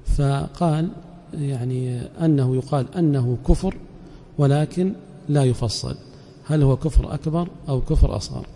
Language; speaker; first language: Arabic; native; Arabic